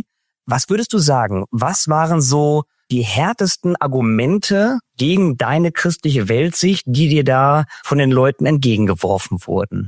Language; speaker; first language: German; native; German